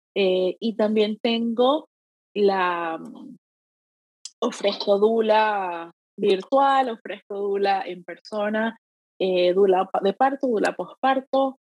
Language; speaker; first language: Spanish; native; Spanish